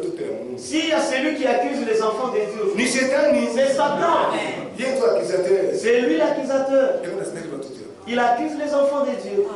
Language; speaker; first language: French; non-native, local second language; Swahili